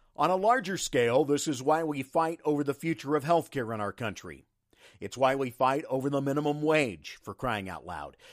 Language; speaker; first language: English; native; English